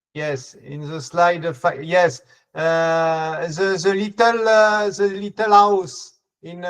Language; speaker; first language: English; non-native, learner; French